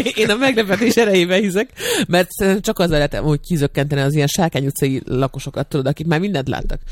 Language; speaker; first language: Hungarian; native; Hungarian